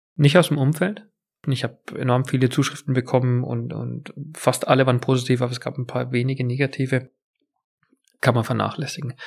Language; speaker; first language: German; native; German